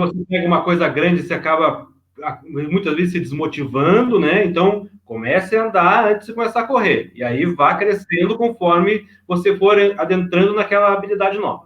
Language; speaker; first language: Portuguese; native; Portuguese